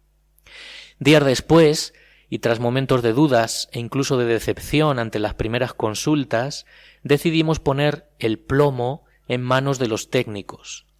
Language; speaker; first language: Spanish; native; Spanish